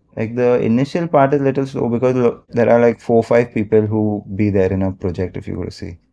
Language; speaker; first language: English; non-native, local second language; Marathi